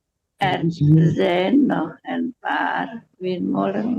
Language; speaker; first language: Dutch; non-native, learner; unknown